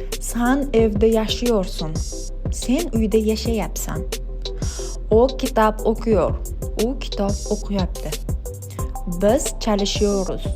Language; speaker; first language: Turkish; non-native, learner; Uzbek